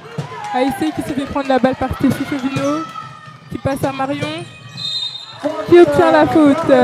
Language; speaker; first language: French; native; French